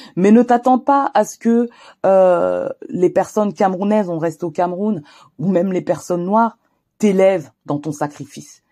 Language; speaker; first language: French; native; French